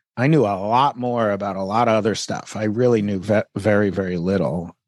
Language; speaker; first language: English; native; English